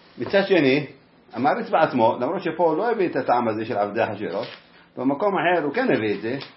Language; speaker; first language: Hebrew; native; Hebrew